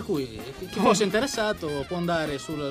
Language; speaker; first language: Italian; native; Italian